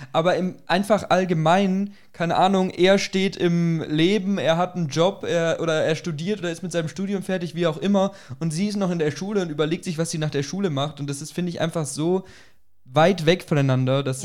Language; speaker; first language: German; native; German